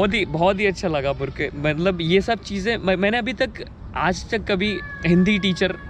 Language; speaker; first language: Hindi; native; Hindi